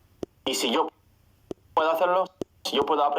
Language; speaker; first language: Spanish; non-native, fluent; English